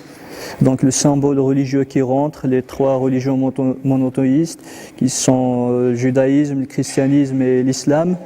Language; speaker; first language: French; non-native, local second language; Kabyle